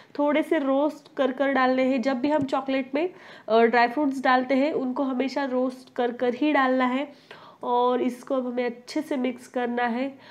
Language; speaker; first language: Hindi; non-native, local second language; Marathi